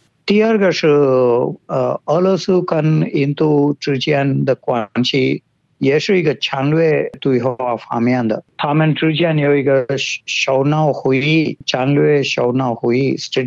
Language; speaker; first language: Chinese; non-native, fluent; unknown